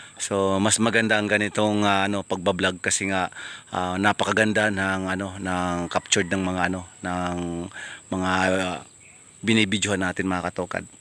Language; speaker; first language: Filipino; native; Filipino